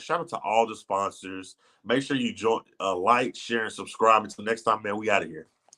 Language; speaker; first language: English; native; English